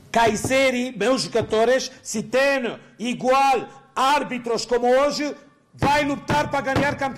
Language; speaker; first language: Portuguese; non-native, learner; Spanish